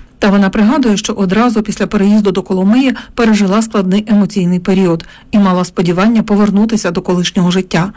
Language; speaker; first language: Ukrainian; native; Ukrainian